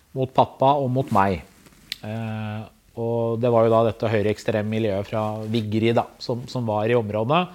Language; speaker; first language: Norwegian; native; Norwegian